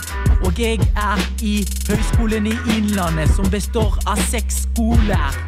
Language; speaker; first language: Norwegian; native; Norwegian